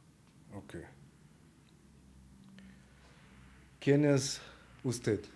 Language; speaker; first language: Spanish; non-native, learner; German